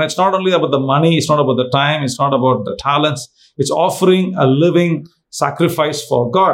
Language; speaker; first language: English; non-native, local second language; Tamil